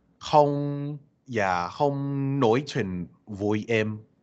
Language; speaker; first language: Vietnamese; non-native, learner; English